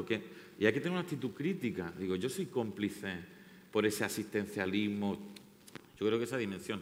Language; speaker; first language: Spanish; native; Spanish